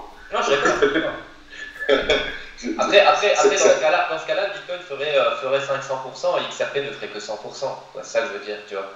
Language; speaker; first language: French; native; French